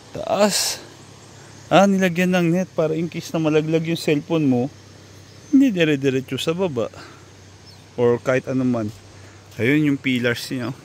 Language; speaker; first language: Filipino; non-native, local second language; Waray